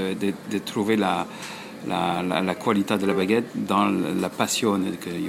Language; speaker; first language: Italian; non-native, learner; French